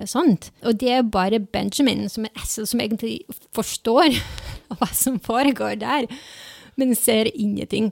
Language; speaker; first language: Norwegian; non-native, fluent; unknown